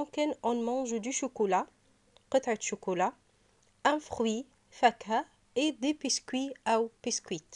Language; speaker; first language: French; non-native, fluent; Arabic